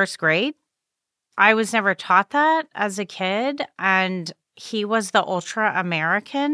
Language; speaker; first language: English; native; English